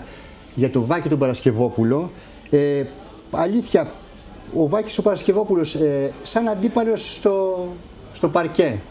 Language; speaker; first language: Greek; native; Greek